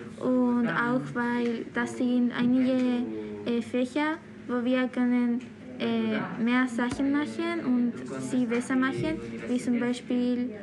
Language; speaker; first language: German; non-native, learner; Spanish